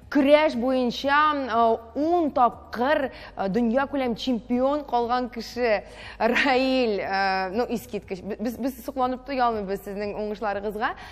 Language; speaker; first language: Tatar; native; Tatar